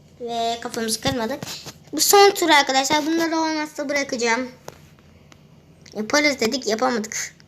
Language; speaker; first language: Turkish; native; Turkish